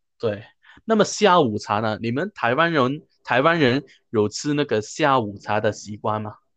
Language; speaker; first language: Chinese; non-native, local second language; Cantonese